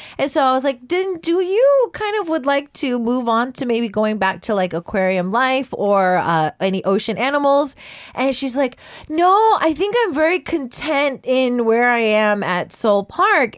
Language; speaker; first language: English; early bilingual, other home language; Korean